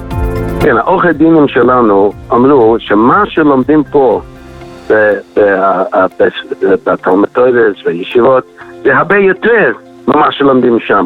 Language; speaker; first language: Hebrew; non-native, fluent; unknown